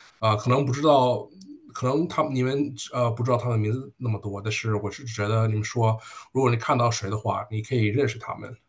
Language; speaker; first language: Chinese; early bilingual, heritage; Chinese